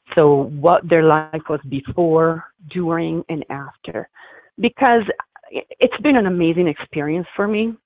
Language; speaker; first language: English; non-native, fluent; Italian